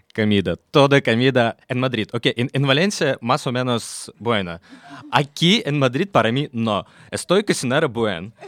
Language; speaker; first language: Spanish; non-native, learner; Russian